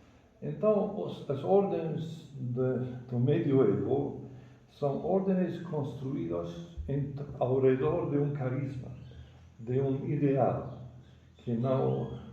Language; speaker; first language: Portuguese; non-native, fluent; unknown